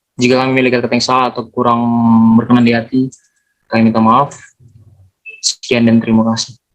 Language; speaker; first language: Indonesian; native; Indonesian